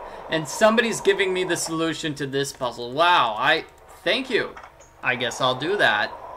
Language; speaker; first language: English; native; English